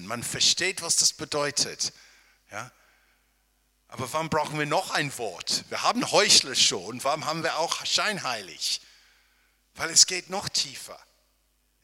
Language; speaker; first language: German; non-native, fluent; English